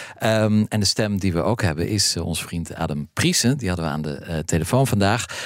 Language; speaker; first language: Dutch; native; Dutch